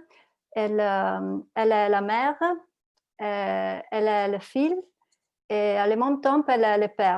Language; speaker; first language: French; non-native, learner; Italian